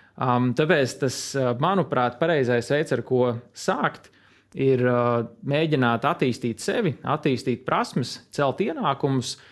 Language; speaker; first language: Latvian; native; Latvian